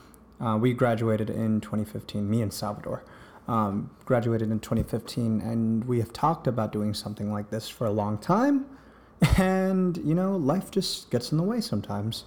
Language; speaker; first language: English; native; English